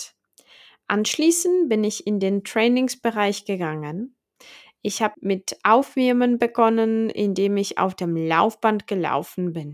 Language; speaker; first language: German; non-native, fluent; Czech